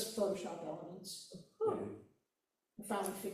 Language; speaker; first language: English; native; English